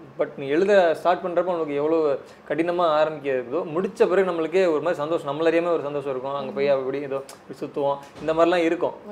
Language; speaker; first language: Tamil; native; Tamil